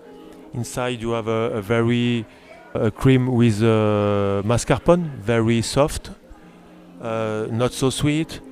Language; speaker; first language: English; non-native, learner; French